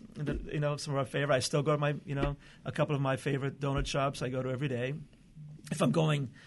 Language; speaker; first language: English; early bilingual, other home language; Portuguese